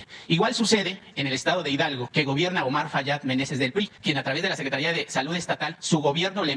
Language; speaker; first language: Spanish; native; Spanish